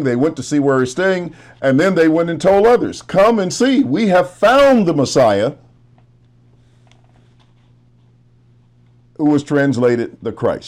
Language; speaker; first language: English; native; English